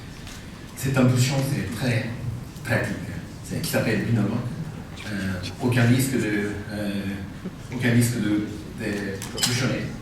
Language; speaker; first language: French; non-native, fluent; Japanese